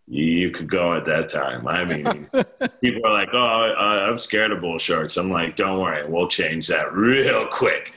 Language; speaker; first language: English; native; English